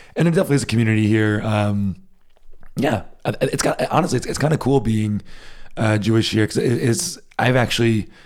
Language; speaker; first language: English; native; English